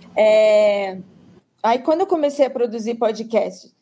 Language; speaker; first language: Portuguese; native; Portuguese